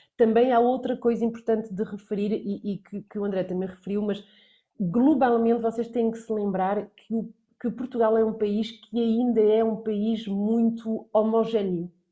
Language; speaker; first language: Portuguese; native; Portuguese